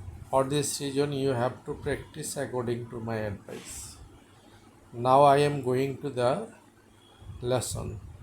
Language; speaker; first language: English; non-native, local second language; Bangla